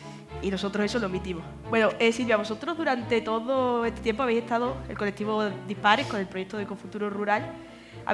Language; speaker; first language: Spanish; native; Spanish